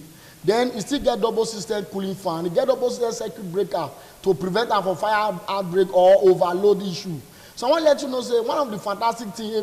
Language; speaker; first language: English; non-native, local second language; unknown